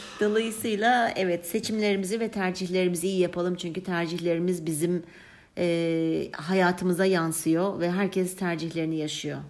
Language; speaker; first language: Turkish; early bilingual, heritage; Turkish